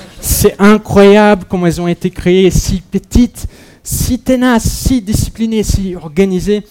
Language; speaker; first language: French; non-native, fluent; Portuguese